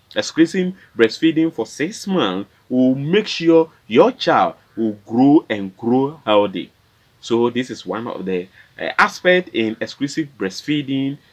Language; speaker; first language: English; non-native, local second language; Akan